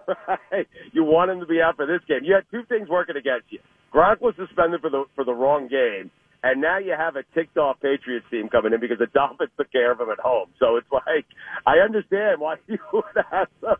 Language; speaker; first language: English; native; English